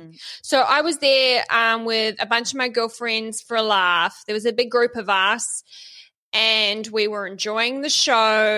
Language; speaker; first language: English; native; English